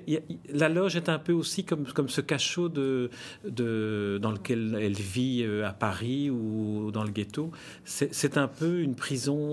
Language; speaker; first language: French; native; French